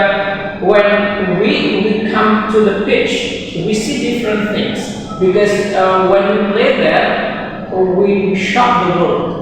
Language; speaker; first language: English; non-native, fluent; Indonesian